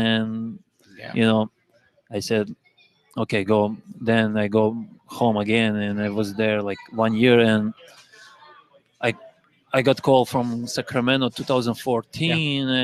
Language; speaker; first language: English; non-native, learner; Serbian